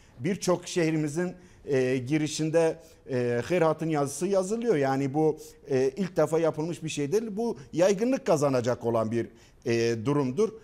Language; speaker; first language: Turkish; non-native, local second language; Kurdish